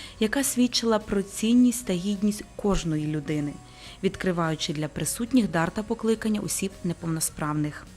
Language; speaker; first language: Ukrainian; native; Ukrainian